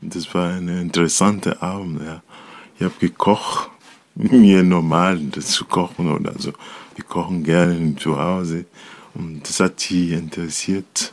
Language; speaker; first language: German; non-native, learner; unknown